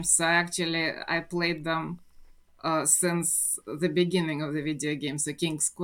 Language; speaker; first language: English; non-native, fluent; Russian